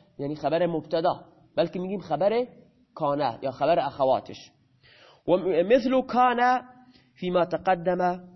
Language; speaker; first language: Persian; non-native, local second language; Baluchi